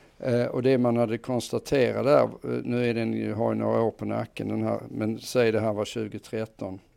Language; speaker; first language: Swedish; native; Swedish